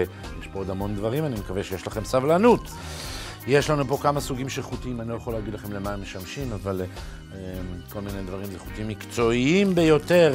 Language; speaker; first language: Hebrew; native; Hebrew